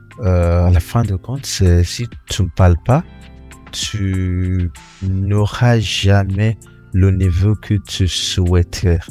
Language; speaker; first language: French; non-native, fluent; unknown